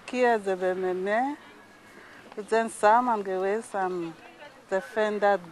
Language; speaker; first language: Dutch; non-native, learner; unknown